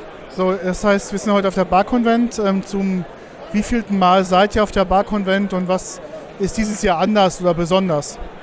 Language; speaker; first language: German; native; German